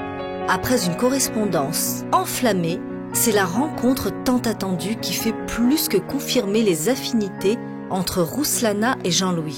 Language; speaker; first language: French; native; French